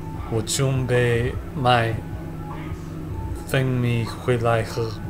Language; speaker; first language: Chinese; non-native, learner; English